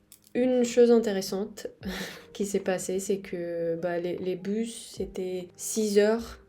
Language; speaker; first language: French; non-native, fluent; Spanish